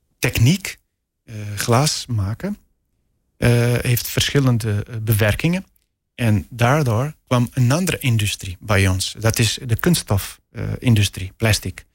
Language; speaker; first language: Dutch; non-native, fluent; Portuguese